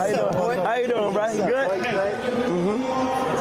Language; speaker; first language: English; native; English